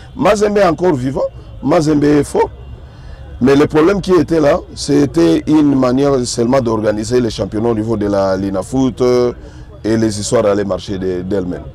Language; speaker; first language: French; non-native, local second language; Swahili